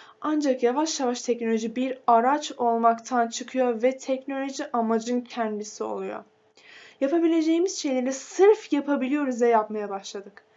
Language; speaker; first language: Turkish; native; Turkish